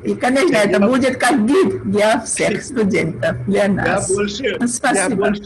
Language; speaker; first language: Russian; non-native, fluent; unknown